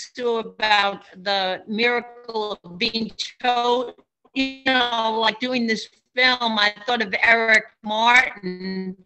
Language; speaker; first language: English; native; English